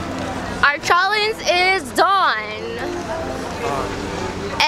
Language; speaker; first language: English; non-native, fluent; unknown